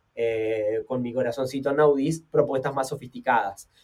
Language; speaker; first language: Spanish; native; Spanish